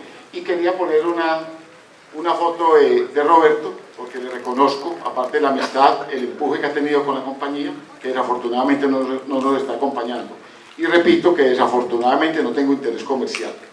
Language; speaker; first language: Spanish; native; Spanish